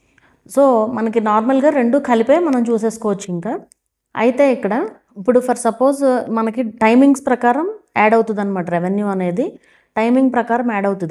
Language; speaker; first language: Telugu; native; Telugu